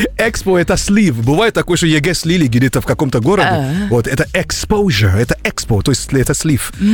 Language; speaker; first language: Russian; non-native, fluent; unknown